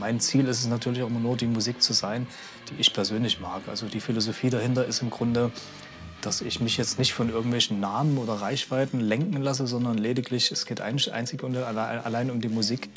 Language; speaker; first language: German; native; German